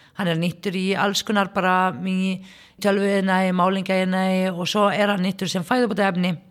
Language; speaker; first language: Icelandic; non-native, fluent; Arabic